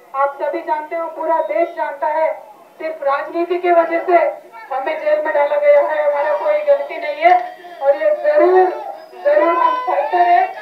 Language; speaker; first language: Hindi; non-native, local second language; Telugu